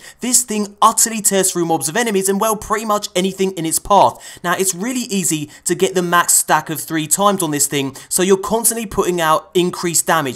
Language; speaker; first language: English; native; English